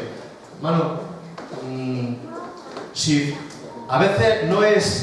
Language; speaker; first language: Spanish; native; Spanish